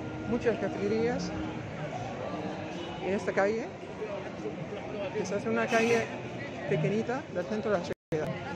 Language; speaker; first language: Spanish; non-native, fluent; Arabic